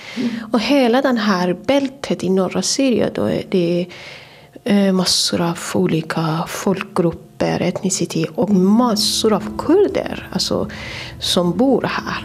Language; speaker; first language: Swedish; non-native, fluent; Persian